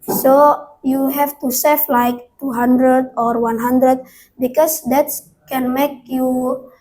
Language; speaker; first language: English; non-native, learner; Indonesian